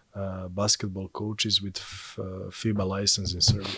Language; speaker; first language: English; non-native, fluent; Serbian